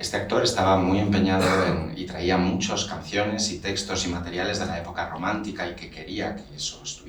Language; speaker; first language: Spanish; native; Spanish